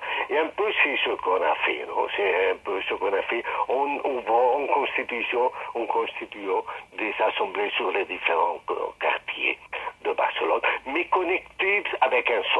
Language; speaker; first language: French; non-native, fluent; Spanish